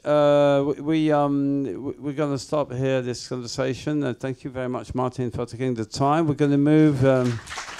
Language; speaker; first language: English; non-native, fluent; French